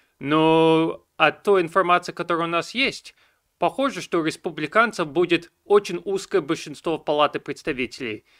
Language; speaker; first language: Russian; early bilingual, heritage; Russian